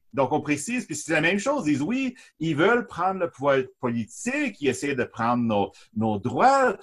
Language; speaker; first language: French; native; French